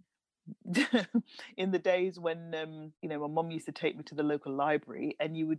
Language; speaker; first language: English; native; English